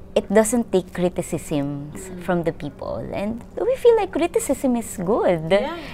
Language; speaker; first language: English; non-native, local second language; Filipino